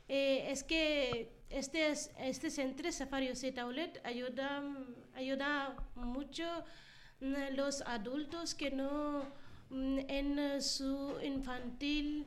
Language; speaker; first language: Spanish; non-native, learner; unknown